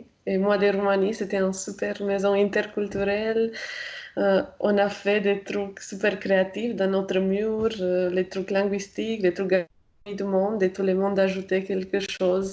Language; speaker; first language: French; non-native, fluent; Romanian